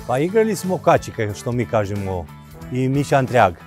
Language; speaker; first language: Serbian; non-native, local second language; Romanian